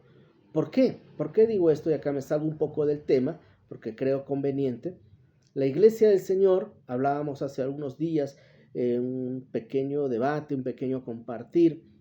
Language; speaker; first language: Spanish; native; Spanish